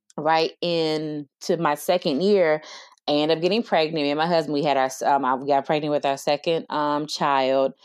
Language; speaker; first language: English; native; English